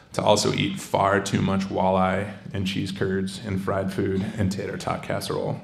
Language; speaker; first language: English; native; English